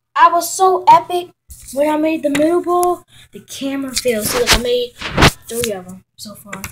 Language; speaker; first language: English; native; English